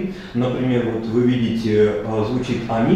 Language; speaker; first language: Russian; native; Russian